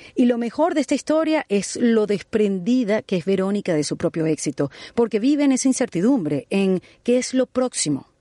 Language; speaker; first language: Spanish; native; Spanish